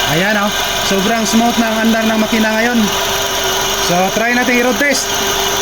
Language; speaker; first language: Filipino; non-native, local second language; Cebuano